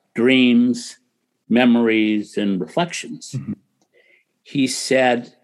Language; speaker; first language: English; native; English